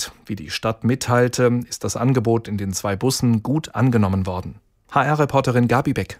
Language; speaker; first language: German; native; German